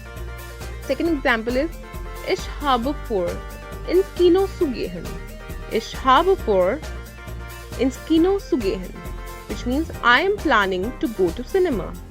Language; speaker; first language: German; non-native, fluent; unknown